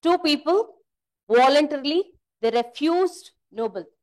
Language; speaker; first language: English; non-native, local second language; Kannada